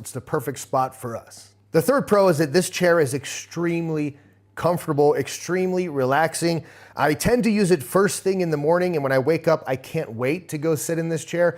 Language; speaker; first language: English; native; English